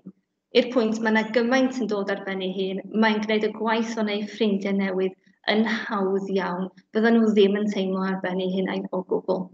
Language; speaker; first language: Welsh; native; Welsh